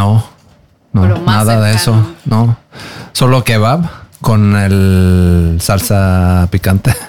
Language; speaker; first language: Spanish; non-native, learner; Norwegian